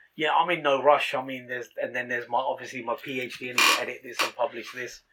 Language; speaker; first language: English; native; English